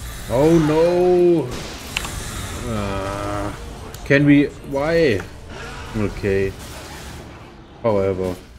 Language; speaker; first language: English; non-native, fluent; German